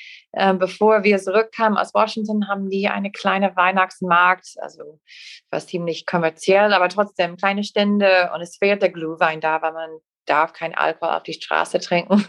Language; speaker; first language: German; non-native, fluent; English